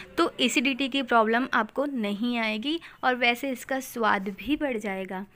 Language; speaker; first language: Hindi; native; Hindi